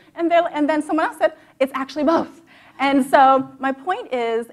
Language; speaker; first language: English; native; English